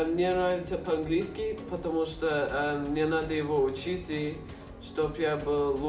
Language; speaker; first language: Russian; early bilingual, heritage; Russian